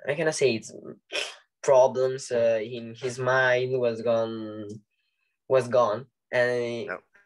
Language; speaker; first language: English; non-native, learner; Italian